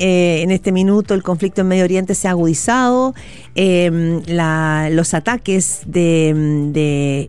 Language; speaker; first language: Spanish; native; Spanish